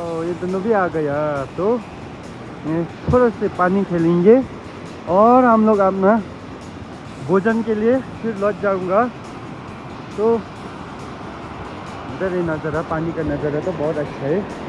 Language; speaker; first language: Hindi; non-native, local second language; Nepali